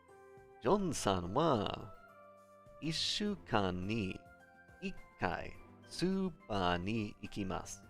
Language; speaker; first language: Japanese; non-native, learner; English